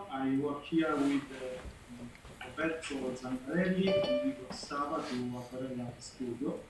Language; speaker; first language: English; non-native, learner; Italian